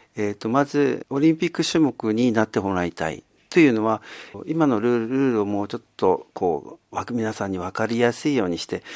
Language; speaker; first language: Japanese; native; Japanese